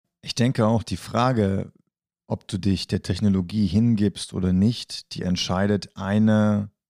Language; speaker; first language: German; native; German